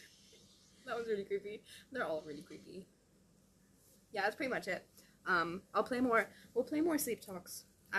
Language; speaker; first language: English; native; English